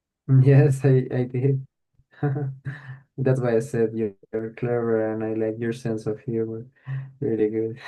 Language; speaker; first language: English; non-native, fluent; Spanish